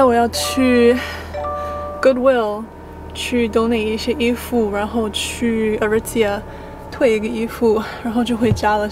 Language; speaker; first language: Chinese; early bilingual, heritage; Chinese